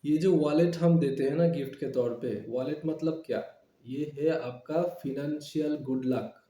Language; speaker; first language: Hindi; non-native, local second language; Bangla